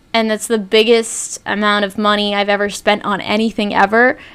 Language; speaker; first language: English; native; English